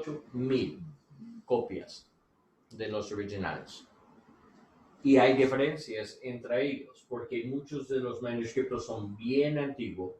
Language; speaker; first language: Spanish; non-native, learner; English